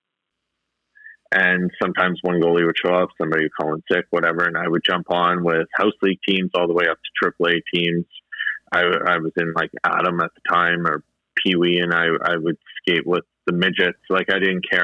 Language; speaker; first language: English; native; English